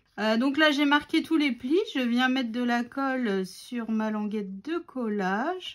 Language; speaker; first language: French; native; French